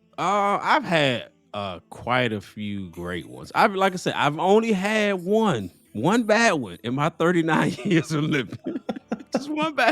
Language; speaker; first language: English; native; English